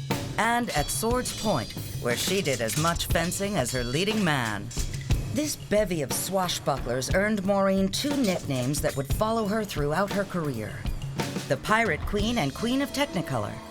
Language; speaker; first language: English; native; English